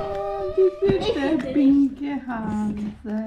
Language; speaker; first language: German; early bilingual, heritage; Bosnian